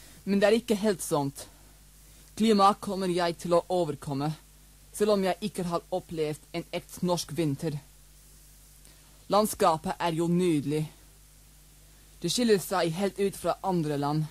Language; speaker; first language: Norwegian; non-native, learner; English